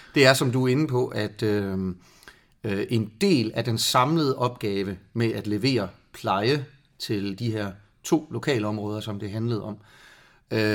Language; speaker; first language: Danish; native; Danish